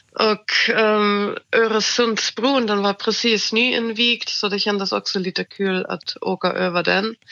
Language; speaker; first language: Swedish; non-native, fluent; German